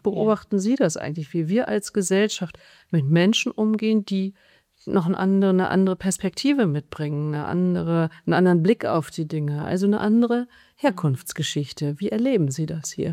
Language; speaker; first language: German; native; German